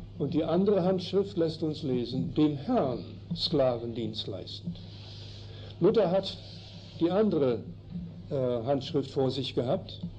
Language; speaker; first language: German; early bilingual, heritage; German